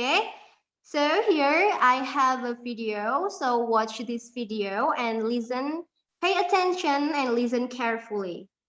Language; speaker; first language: English; non-native, fluent; Indonesian